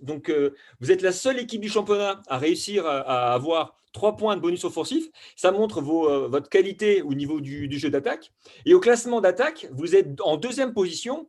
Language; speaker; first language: French; native; French